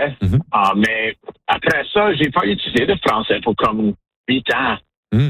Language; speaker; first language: French; non-native, local second language; English